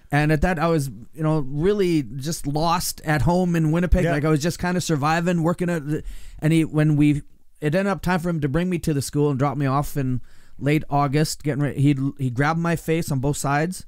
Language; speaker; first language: English; native; English